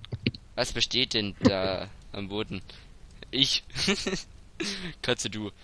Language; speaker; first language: German; native; German